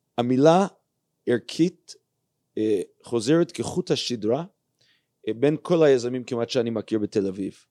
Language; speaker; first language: Hebrew; non-native, fluent; English